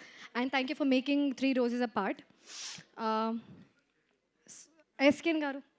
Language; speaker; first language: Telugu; non-native, fluent; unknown